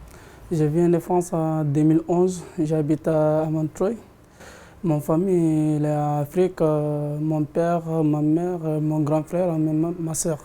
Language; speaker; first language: French; non-native, learner; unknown